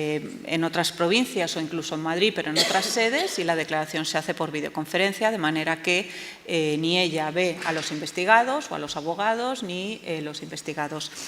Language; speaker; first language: Spanish; native; Spanish